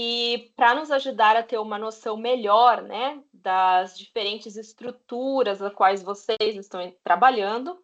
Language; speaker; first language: Portuguese; native; Portuguese